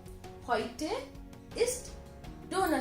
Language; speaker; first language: German; non-native, fluent; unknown